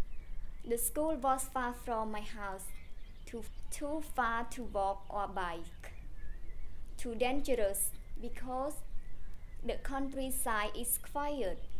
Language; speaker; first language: English; non-native, learner; Khmer